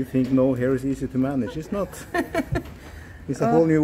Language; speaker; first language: English; non-native, fluent; Norwegian